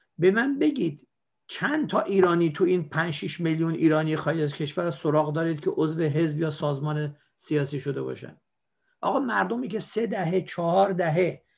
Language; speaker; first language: Persian; native; Persian